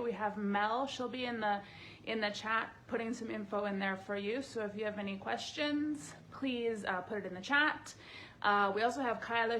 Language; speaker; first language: English; native; English